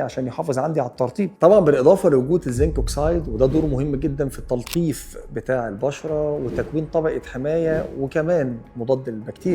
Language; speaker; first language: Arabic; native; Arabic